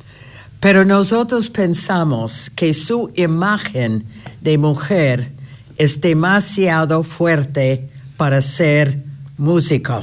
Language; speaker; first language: Spanish; non-native, fluent; English